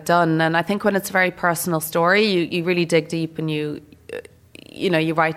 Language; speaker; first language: English; native; English